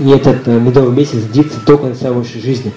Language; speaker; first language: Russian; native; Russian